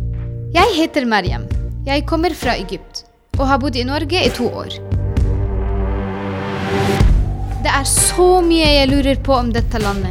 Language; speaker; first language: Norwegian; non-native, learner; Arabic